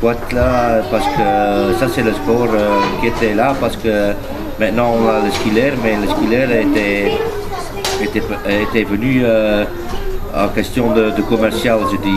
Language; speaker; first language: French; non-native, learner; Dutch